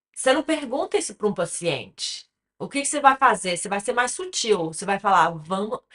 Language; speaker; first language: Portuguese; early bilingual, other home language; English